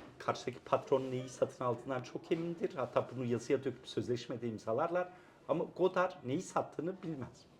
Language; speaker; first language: Turkish; non-native, local second language; Kurdish